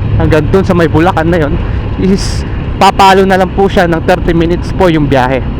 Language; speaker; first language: Filipino; native; Filipino